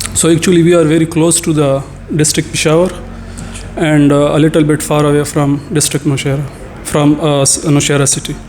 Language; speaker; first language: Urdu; non-native, local second language; Pashto